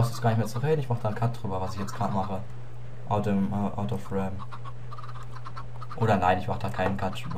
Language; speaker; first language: German; native; German